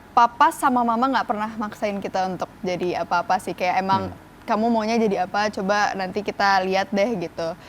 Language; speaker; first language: Indonesian; early bilingual, other home language; English